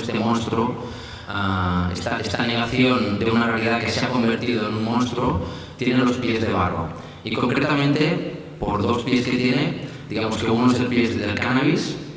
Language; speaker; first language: Spanish; native; Spanish